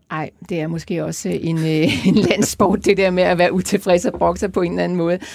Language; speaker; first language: Danish; native; Danish